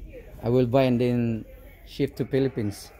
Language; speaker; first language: English; non-native, local second language; Filipino